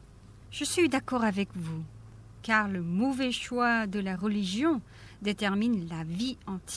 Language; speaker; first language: French; non-native, fluent; Korean